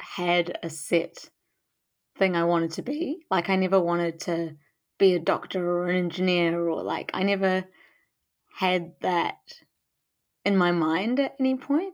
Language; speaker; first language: English; native; English